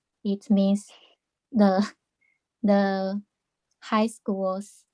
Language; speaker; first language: English; non-native, learner; Chinese